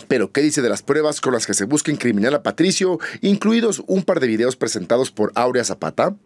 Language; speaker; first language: Spanish; native; Spanish